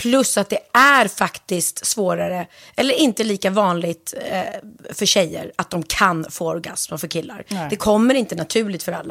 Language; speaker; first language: Swedish; native; Swedish